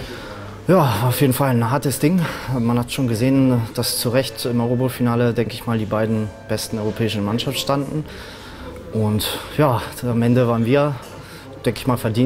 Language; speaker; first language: German; native; German